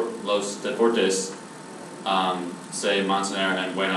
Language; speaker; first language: Spanish; non-native, learner; English